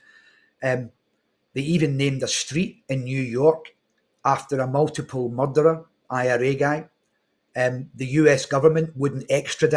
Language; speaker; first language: English; native; English